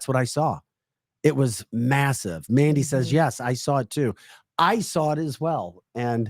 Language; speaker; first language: English; native; English